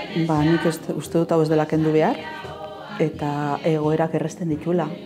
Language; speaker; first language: Basque; non-native, local second language; Spanish